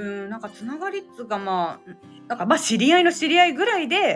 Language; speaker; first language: Japanese; native; Japanese